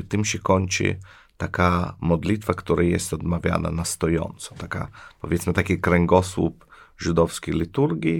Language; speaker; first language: Polish; non-native, fluent; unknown